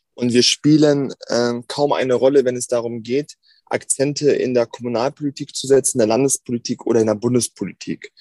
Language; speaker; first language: German; native; German